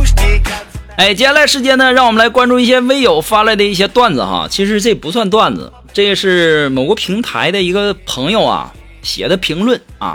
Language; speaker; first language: Chinese; native; Chinese